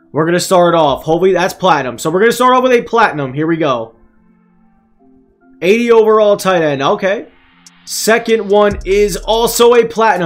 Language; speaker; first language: English; native; English